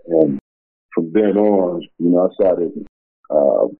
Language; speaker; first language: English; native; English